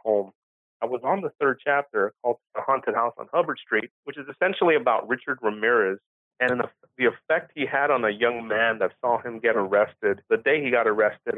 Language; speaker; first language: English; early bilingual, other home language; Spanish